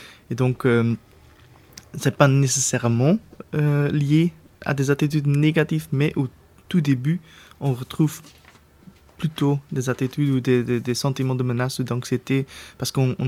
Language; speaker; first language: French; non-native, local second language; Dutch